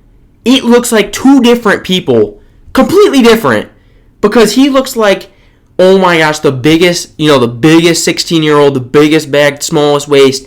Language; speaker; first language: English; native; English